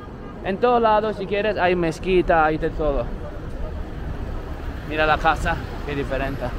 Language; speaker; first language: Spanish; non-native, fluent; Turkish